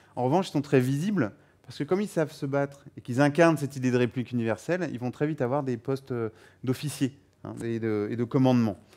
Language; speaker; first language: French; native; French